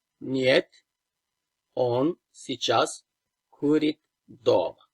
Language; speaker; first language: Russian; non-native, fluent; Turkish